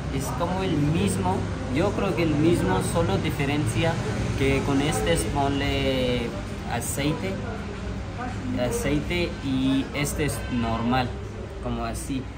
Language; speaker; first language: Spanish; non-native, learner; Urdu